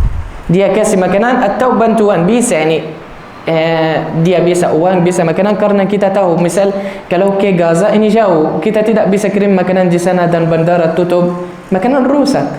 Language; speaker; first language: Indonesian; non-native, learner; Arabic